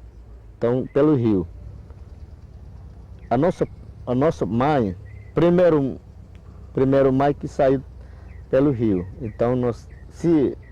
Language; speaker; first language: Portuguese; non-native, local second language; Yanomámi